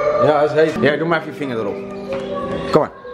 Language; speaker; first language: Dutch; native; Dutch